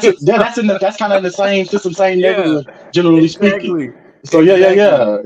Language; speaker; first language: English; native; English